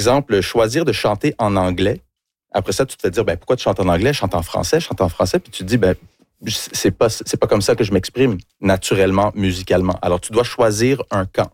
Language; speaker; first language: French; early bilingual, other home language; English